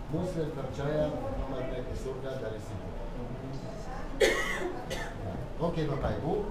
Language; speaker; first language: Indonesian; non-native, fluent; Hebrew